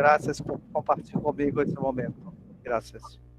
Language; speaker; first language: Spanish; non-native, learner; Portuguese